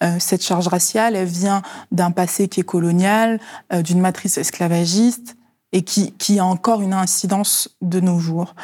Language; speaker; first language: French; early bilingual, other home language; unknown